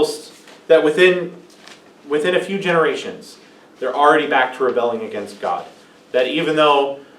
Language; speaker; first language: English; native; English